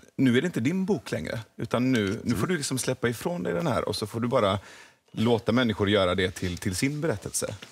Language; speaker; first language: Swedish; early bilingual, other home language; Persian